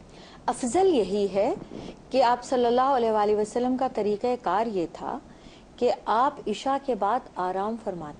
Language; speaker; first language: Urdu; native; Urdu